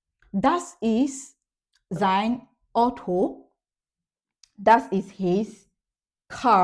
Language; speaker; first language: German; non-native, learner; English